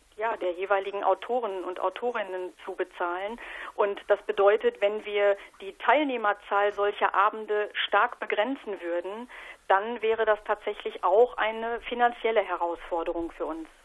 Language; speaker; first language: German; native; German